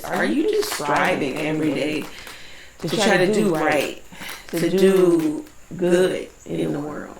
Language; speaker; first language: English; native; English